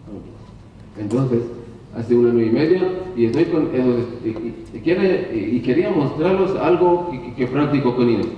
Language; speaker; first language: Spanish; non-native, learner; Hebrew